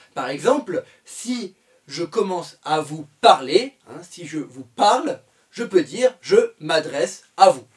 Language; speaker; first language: French; native; French